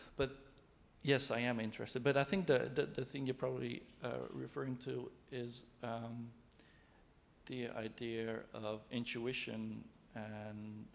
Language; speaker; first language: English; non-native, fluent; Dutch